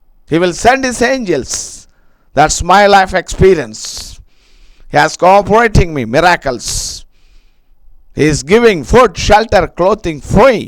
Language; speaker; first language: English; non-native, local second language; Telugu